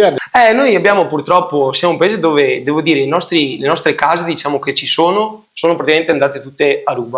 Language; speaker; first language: Italian; native; Italian